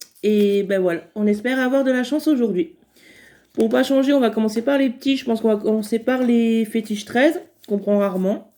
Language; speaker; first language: French; native; French